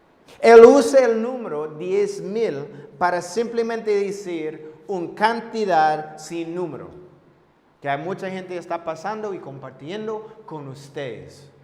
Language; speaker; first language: Spanish; non-native, fluent; English